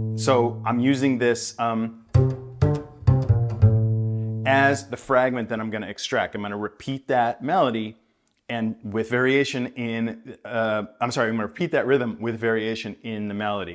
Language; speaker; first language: English; native; English